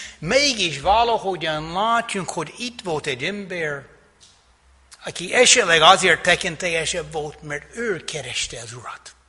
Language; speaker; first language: Hungarian; non-native, fluent; English